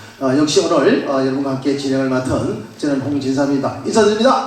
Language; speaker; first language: Korean; native; Korean